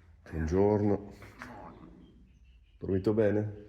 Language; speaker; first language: Italian; non-native, learner; German